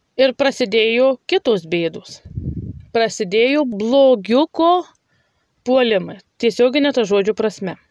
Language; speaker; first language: Lithuanian; native; Lithuanian